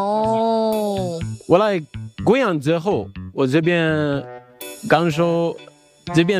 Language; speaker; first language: Chinese; non-native, fluent; Arabic